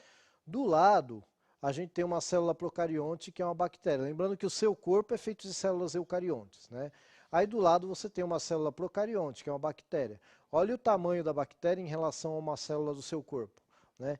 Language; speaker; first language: Portuguese; native; Portuguese